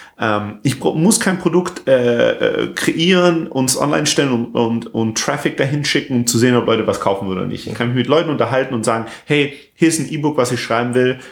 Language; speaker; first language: German; non-native, fluent; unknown